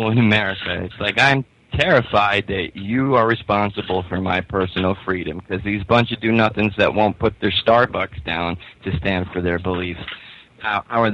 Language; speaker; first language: English; native; English